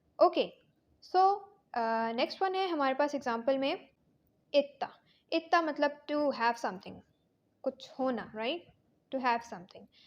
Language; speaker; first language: Urdu; native; Urdu